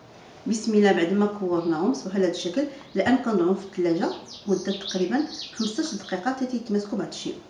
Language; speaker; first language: Arabic; native; Arabic